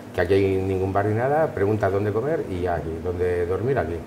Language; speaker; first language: Spanish; native; Spanish